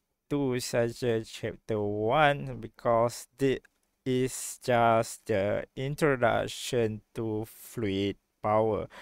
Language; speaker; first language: English; non-native, local second language; Malay